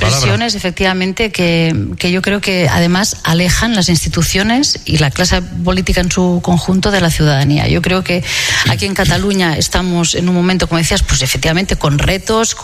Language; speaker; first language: Spanish; non-native, local second language; Catalan